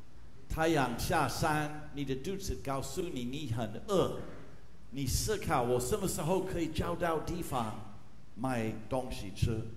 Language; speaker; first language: Chinese; non-native, fluent; English